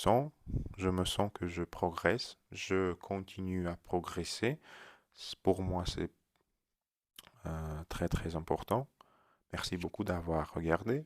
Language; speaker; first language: French; non-native, learner; Russian